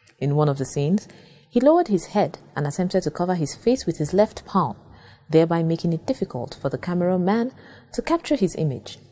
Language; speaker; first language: English; non-native, local second language; Yoruba